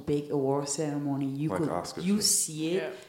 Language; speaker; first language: English; non-native, fluent; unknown